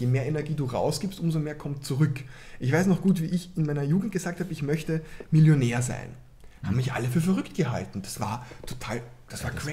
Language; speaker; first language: German; native; German